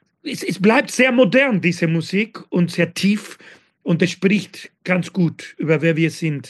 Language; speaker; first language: German; non-native, fluent; Spanish